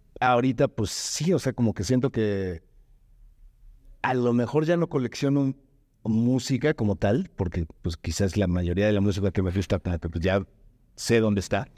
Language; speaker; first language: Spanish; native; Spanish